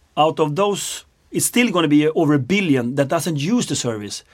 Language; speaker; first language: English; non-native, fluent; Swedish